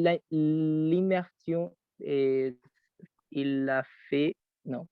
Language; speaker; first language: French; non-native, learner; Spanish